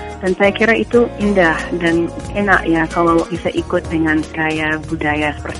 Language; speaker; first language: Indonesian; non-native, fluent; English